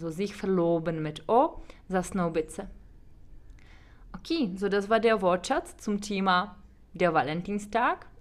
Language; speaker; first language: German; non-native, fluent; Czech